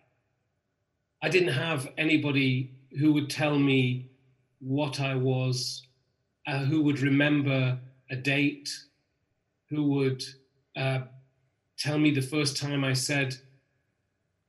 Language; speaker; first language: English; native; English